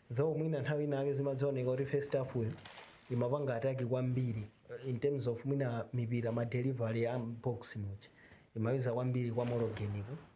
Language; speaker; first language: Nyanja; native; Nyanja